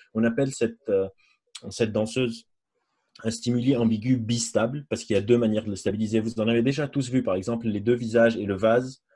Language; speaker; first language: French; non-native, local second language; Arabic